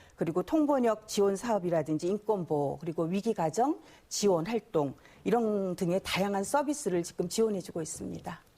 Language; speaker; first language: Korean; native; Korean